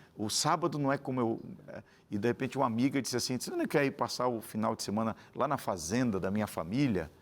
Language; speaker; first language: Portuguese; native; Portuguese